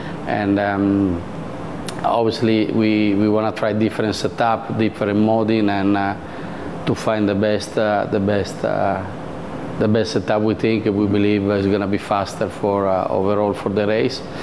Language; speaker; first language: English; non-native, fluent; Italian